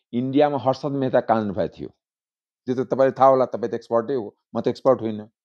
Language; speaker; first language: Nepali; non-native, local second language; Maithili